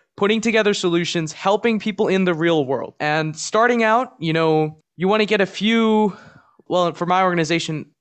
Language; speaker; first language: English; native; English